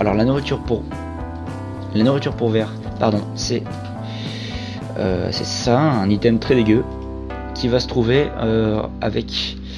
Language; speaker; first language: French; native; French